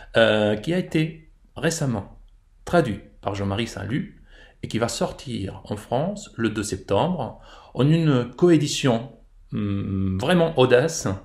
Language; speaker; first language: French; non-native, fluent; Spanish